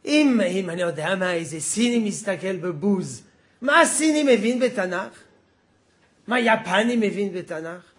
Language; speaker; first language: Hebrew; non-native, fluent; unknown